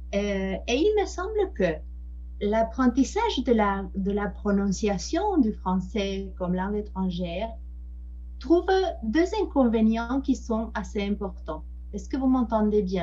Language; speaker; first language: French; non-native, fluent; Spanish